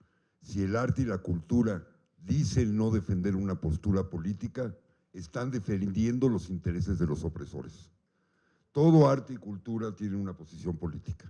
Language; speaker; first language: Spanish; native; Spanish